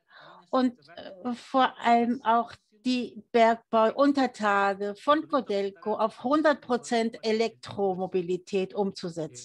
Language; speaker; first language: German; early bilingual, heritage; German